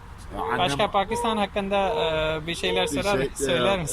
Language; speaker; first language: Turkish; non-native, learner; Urdu